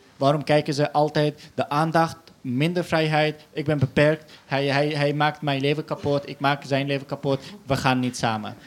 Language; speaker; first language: Dutch; non-native, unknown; Arabic